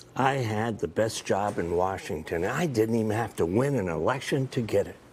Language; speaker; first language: English; native; English